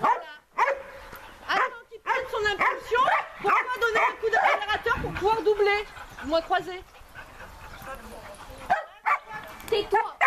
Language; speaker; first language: French; native; French